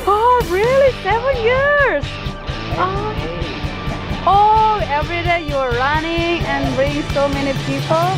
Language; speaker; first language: English; non-native, learner; Indonesian